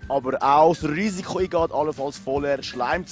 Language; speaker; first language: German; native; German